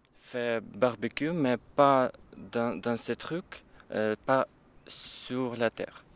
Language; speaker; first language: French; non-native, learner; Ukrainian